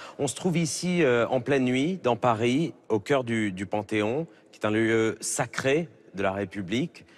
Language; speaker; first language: French; native; French